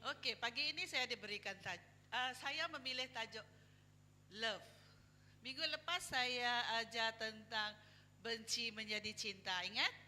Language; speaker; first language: Malay; non-native, local second language; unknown